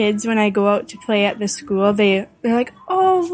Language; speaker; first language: English; native; English